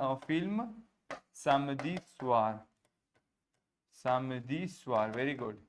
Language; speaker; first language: French; non-native, fluent; Hindi